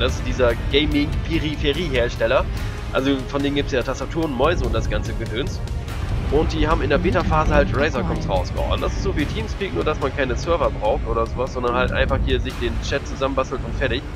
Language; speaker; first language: German; native; German